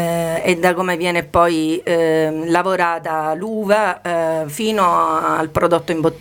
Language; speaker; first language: Italian; native; Italian